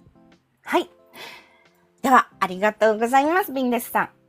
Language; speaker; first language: Japanese; non-native, fluent; Filipino